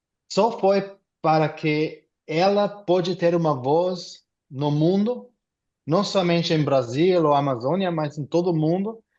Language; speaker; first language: Portuguese; non-native, fluent; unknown